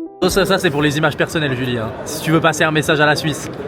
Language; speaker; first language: French; native; French